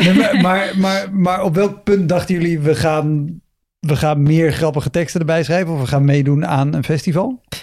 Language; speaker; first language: Dutch; native; Dutch